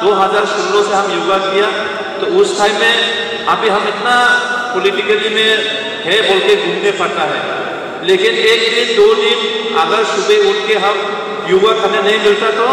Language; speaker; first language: Hindi; non-native, local second language; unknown